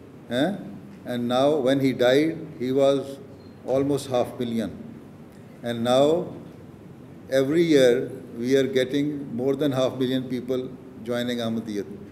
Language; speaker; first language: English; non-native, local second language; Urdu